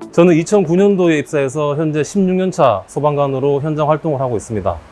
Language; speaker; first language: Korean; native; Korean